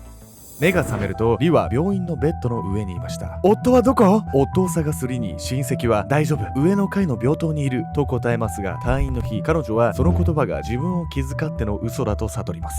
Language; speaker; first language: Japanese; native; Japanese